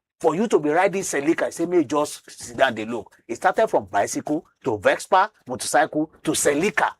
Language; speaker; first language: Nigerian Pidgin; non-native, local second language; Yoruba